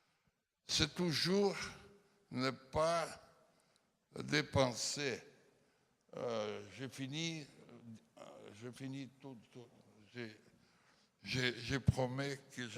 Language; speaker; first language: French; non-native, fluent; Portuguese